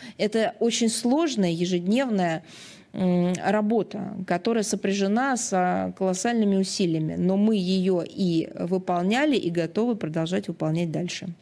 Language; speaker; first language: Russian; native; Russian